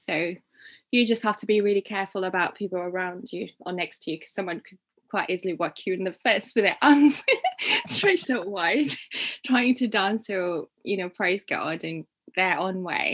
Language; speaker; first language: English; non-native, local second language; Ganda